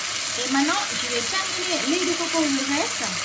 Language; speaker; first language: French; non-native, learner; Thai